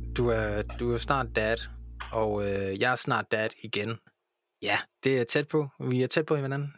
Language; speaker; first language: Danish; early bilingual, other home language; English